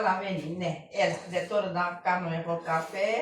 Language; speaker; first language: Greek; non-native, learner; Armenian